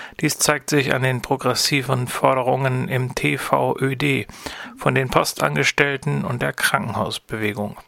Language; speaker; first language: German; native; German